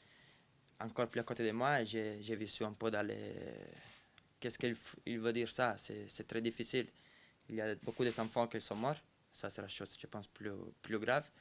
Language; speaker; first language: French; non-native, fluent; Italian